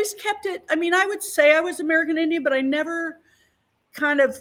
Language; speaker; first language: English; native; English